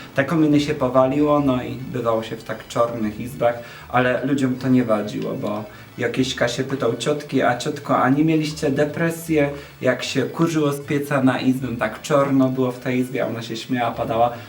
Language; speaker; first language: Polish; native; Polish